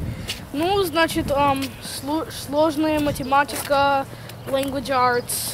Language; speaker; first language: Russian; early bilingual, heritage; Russian